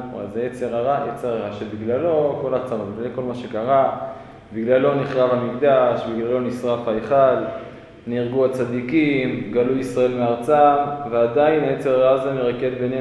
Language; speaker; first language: Hebrew; native; Hebrew